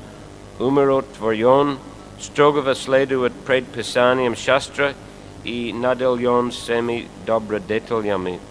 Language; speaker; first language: Russian; non-native, fluent; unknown